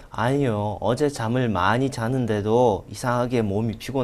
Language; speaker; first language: Korean; non-native, fluent; Russian